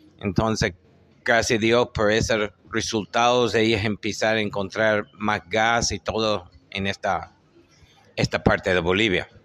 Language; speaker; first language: Spanish; non-native, fluent; English